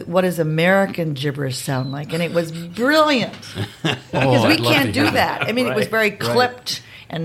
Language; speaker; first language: English; native; English